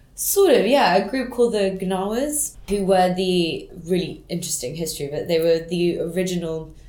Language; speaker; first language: English; non-native, local second language; French